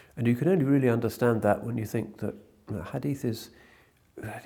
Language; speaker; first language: English; native; English